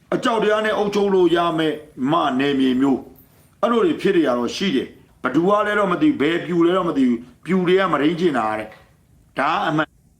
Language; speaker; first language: Burmese; native; Burmese